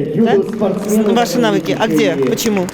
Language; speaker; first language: Russian; native; Russian